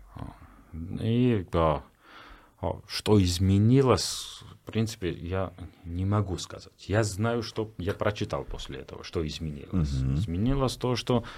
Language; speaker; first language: Russian; non-native, fluent; Georgian